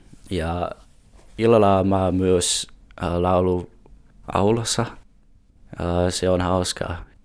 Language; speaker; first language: Finnish; non-native, learner; English